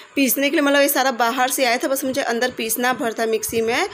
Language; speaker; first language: Hindi; native; Hindi